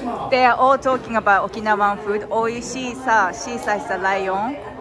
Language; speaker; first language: English; non-native, fluent; Japanese